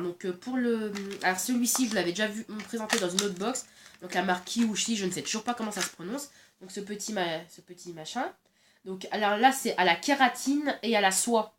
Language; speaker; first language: French; native; French